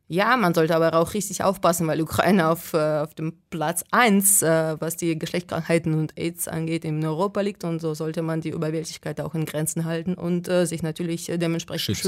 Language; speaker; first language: German; non-native, fluent; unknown